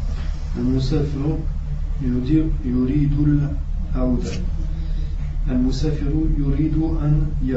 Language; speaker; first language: Arabic; non-native, learner; French